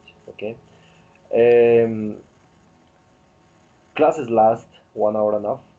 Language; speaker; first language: English; non-native, learner; Spanish